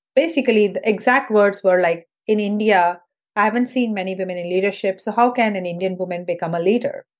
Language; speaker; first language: English; non-native, local second language; Hindi